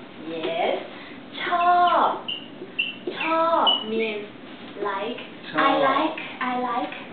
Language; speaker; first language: English; non-native, learner; Thai